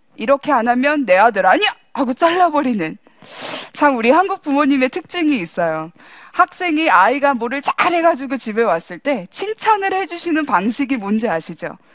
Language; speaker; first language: Korean; early bilingual, heritage; English